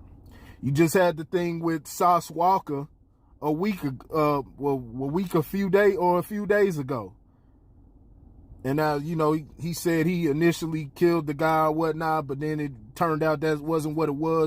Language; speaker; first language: English; native; English